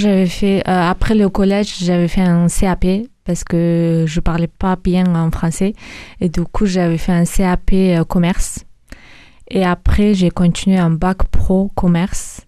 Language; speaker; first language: French; early bilingual, other home language; Mongolian